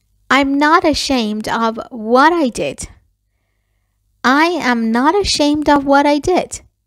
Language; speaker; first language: English; non-native, fluent; Persian